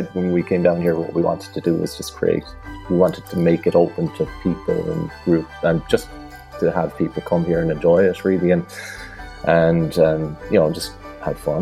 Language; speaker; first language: English; native; English